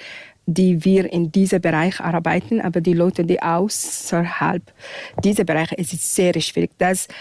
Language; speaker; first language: German; non-native, fluent; Arabic